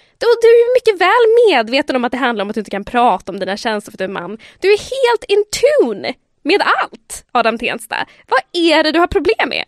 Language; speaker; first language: Swedish; early bilingual, other home language; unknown